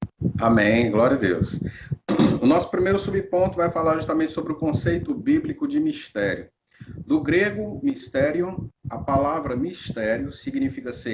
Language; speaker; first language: Portuguese; native; Portuguese